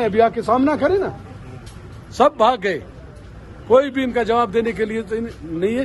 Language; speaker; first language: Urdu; non-native, local second language; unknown